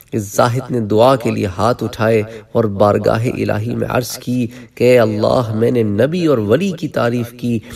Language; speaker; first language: Urdu; native; Urdu